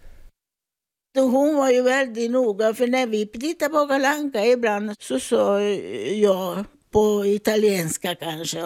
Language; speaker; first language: Swedish; non-native, fluent; Italian